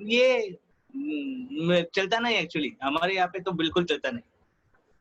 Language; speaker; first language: Hindi; non-native, local second language; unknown